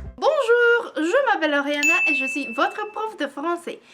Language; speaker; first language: French; non-native, fluent; Spanish